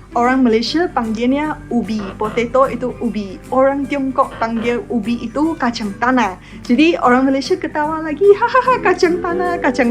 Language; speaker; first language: Indonesian; non-native, fluent; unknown